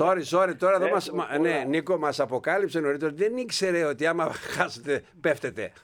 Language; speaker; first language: Greek; native; Greek